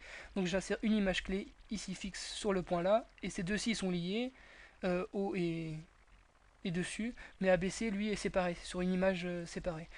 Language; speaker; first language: French; native; French